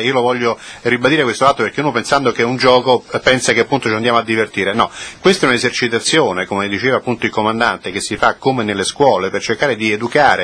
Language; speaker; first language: Italian; native; Italian